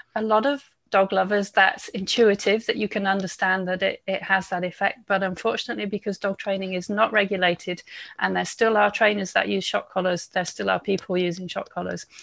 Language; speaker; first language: English; native; English